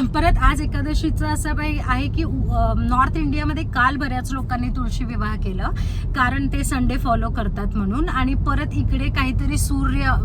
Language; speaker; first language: Marathi; native; Marathi